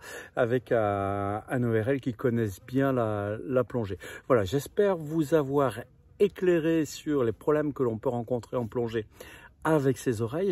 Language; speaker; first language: French; native; French